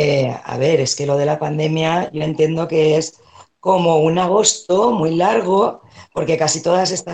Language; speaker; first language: Spanish; non-native, local second language; Catalan